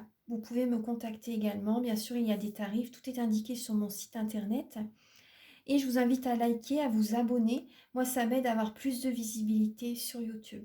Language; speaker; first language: French; native; French